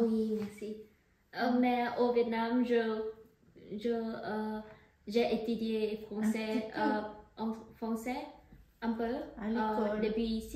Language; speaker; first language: French; non-native, learner; Vietnamese